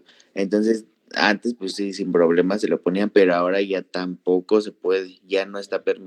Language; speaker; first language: Spanish; native; Spanish